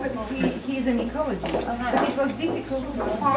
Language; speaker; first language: English; non-native, fluent; Bulgarian